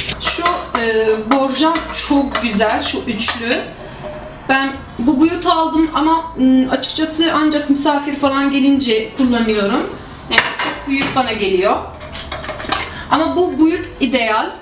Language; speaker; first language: Turkish; non-native, fluent; Arabic